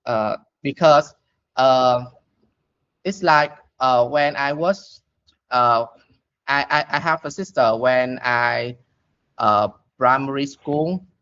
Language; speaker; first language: English; non-native, learner; Vietnamese